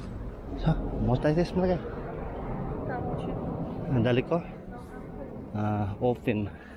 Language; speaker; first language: Russian; non-native, learner; Filipino